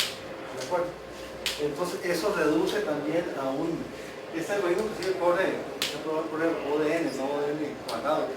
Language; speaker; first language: Spanish; native; Spanish